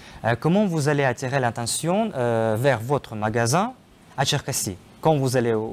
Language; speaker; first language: French; non-native, fluent; Ukrainian